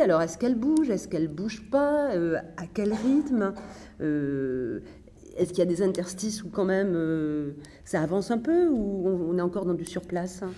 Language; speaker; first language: French; native; French